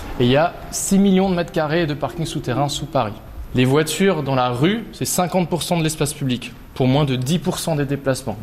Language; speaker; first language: French; native; French